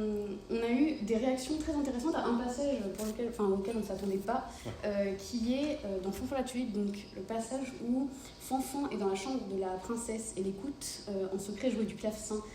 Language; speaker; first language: French; native; French